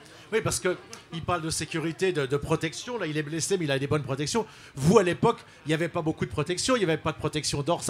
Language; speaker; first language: French; native; French